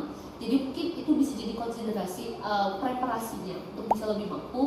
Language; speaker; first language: Indonesian; native; Indonesian